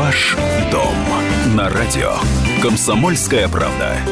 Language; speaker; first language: Russian; native; Russian